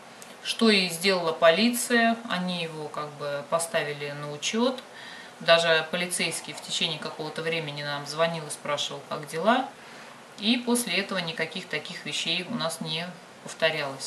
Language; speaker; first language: Russian; native; Russian